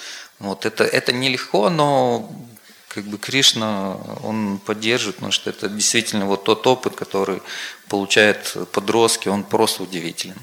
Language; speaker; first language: Russian; native; Russian